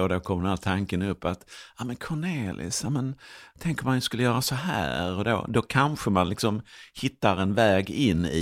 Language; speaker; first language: Swedish; native; Swedish